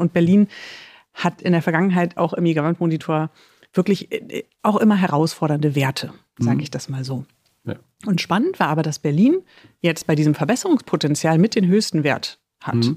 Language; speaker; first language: German; native; German